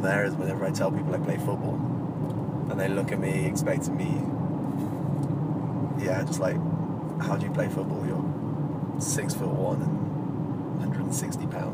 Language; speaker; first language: English; native; English